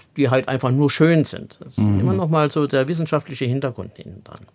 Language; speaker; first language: German; native; German